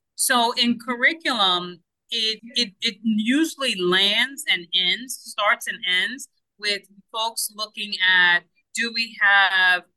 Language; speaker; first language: English; non-native, fluent; Spanish